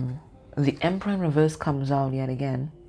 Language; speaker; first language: English; native; English